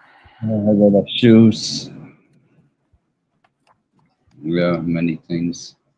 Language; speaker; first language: English; non-native, learner; Dutch